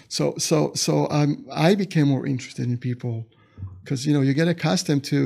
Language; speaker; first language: English; non-native, fluent; Hebrew